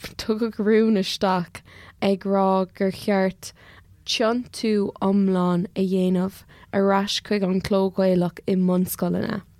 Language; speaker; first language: Irish; non-native, local second language; English